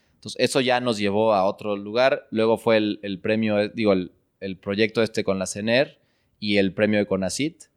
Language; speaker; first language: Spanish; native; Spanish